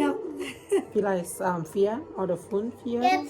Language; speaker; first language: German; non-native, learner; Thai